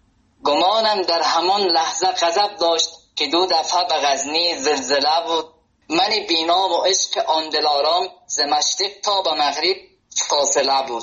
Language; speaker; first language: Persian; native; Persian